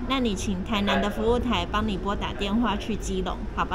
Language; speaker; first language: Chinese; native; Chinese